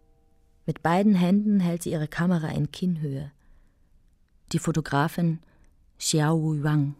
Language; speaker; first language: German; native; German